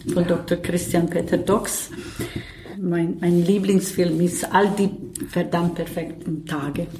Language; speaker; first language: German; non-native, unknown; Bosnian